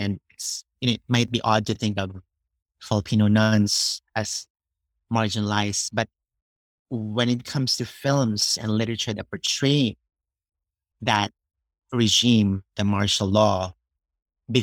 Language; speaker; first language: English; non-native, local second language; Cebuano